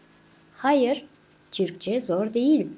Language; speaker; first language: Turkish; non-native, fluent; Kazakh